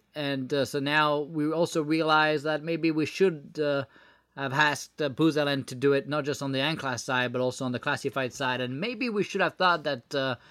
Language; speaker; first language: English; non-native, fluent; French